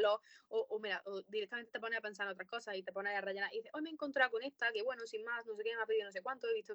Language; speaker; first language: Spanish; native; Spanish